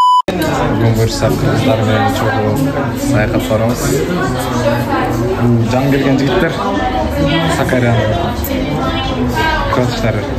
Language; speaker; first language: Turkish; non-native, learner; Kyrgyz